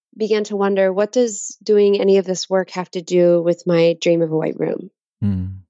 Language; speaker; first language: English; native; English